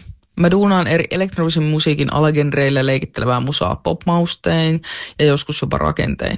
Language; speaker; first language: Finnish; native; Finnish